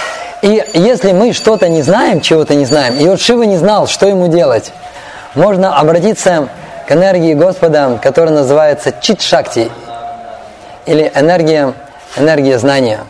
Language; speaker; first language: Russian; native; Russian